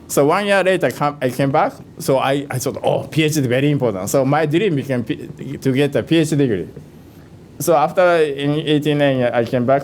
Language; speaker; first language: English; non-native, fluent; Japanese